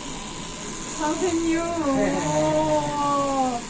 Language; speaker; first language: English; non-native, learner; Japanese